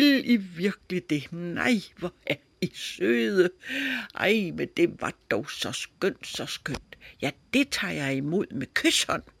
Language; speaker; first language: Danish; native; Danish